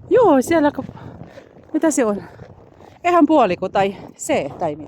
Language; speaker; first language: Finnish; non-native, learner; Bikol